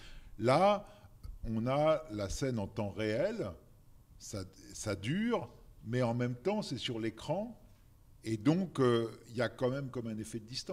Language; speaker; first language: French; native; French